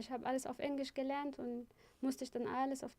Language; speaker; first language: German; non-native, fluent; Arabic